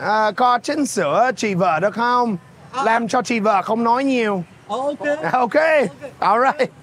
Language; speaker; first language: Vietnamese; non-native, fluent; English